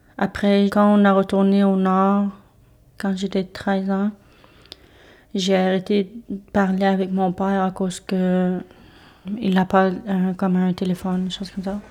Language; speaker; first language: French; non-native, local second language; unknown